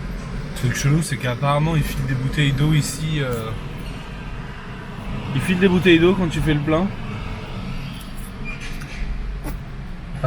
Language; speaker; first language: French; native; French